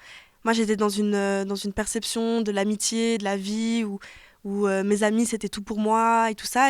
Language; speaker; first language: French; native; French